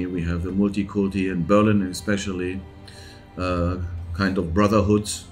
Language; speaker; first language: English; non-native, fluent; German